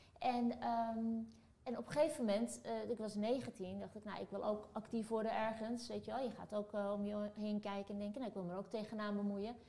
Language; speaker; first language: Dutch; early bilingual, other home language; Turkish